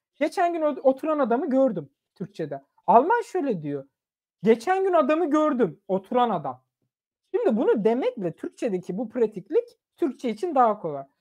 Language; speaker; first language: Turkish; early bilingual, other home language; German